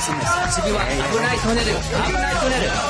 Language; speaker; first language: Japanese; non-native, learner; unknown